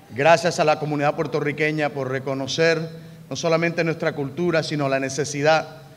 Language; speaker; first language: Spanish; early bilingual, heritage; Spanish